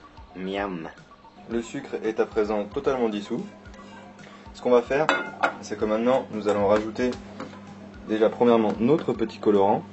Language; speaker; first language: French; native; French